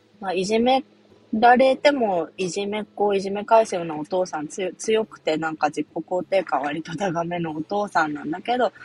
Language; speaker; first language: Japanese; native; Japanese